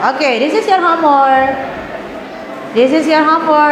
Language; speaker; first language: English; non-native, fluent; Indonesian